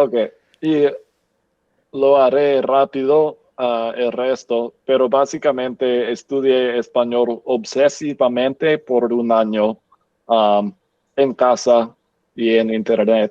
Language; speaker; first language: Spanish; non-native, learner; English